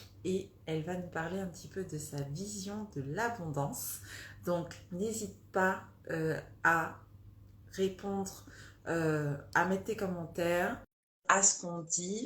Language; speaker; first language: French; native; French